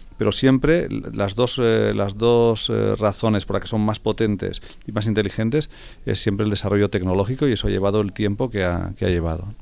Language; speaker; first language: Spanish; native; Spanish